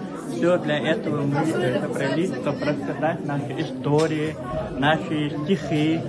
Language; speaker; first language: Russian; non-native, local second language; Ingush